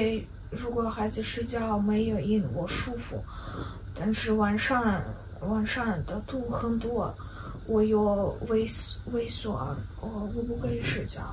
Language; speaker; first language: Chinese; non-native, learner; Ukrainian